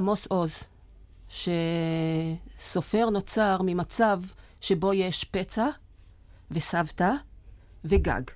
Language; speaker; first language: Hebrew; non-native, local second language; French